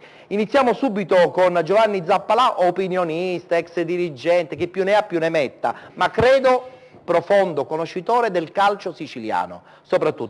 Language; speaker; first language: Italian; native; Italian